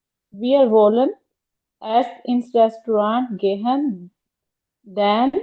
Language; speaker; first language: German; non-native, learner; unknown